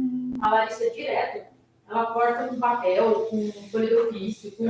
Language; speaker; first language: Portuguese; native; Portuguese